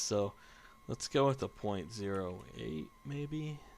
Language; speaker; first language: English; native; English